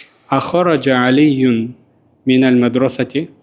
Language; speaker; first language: Arabic; non-native, fluent; Russian